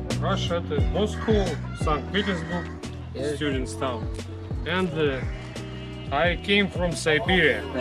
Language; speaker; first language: English; non-native, learner; Russian